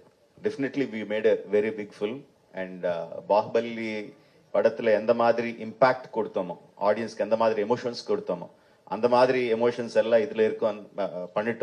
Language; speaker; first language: Tamil; non-native, fluent; Telugu